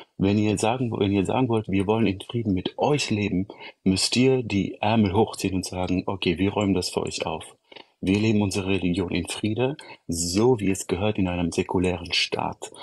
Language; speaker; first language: German; early bilingual, other home language; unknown